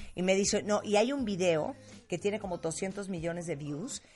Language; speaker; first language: Spanish; native; Spanish